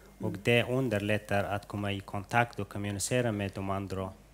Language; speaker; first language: Swedish; non-native, fluent; Hazaragi